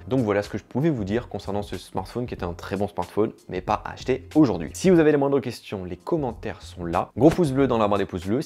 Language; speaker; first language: French; native; French